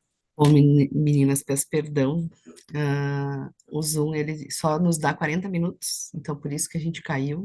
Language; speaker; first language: Portuguese; native; Portuguese